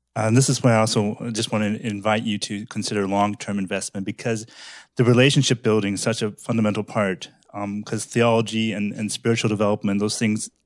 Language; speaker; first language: English; early bilingual, other home language; German